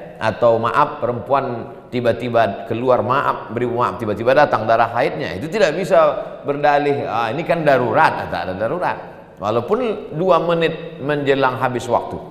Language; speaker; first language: Indonesian; native; Indonesian